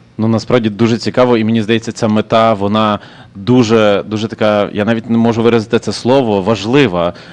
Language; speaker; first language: Ukrainian; native; Ukrainian